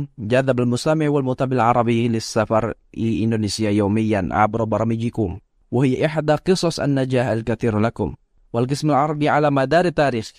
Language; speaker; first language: Arabic; non-native, fluent; Indonesian